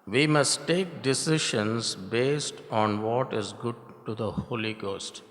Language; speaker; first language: English; non-native, local second language; Tamil